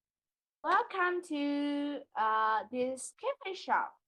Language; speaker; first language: English; non-native, learner; Vietnamese